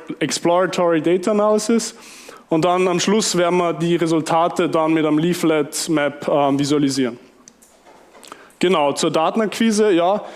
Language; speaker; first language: German; native; German